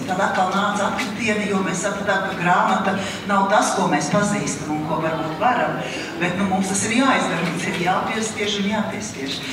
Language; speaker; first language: Latvian; native; Latvian